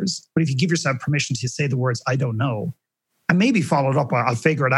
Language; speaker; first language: English; native; English